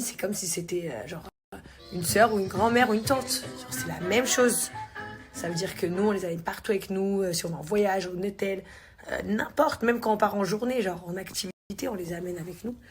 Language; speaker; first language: French; native; French